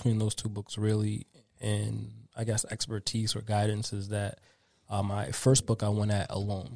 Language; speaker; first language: English; native; English